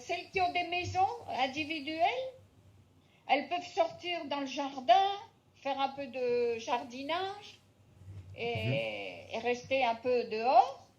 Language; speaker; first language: French; non-native, fluent; Spanish